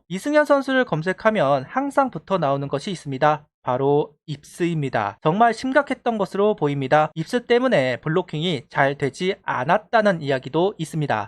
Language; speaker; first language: Korean; native; Korean